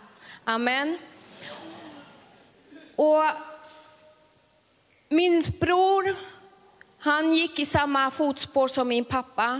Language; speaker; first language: Swedish; early bilingual, other home language; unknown